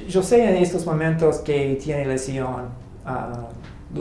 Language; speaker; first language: Spanish; non-native, learner; English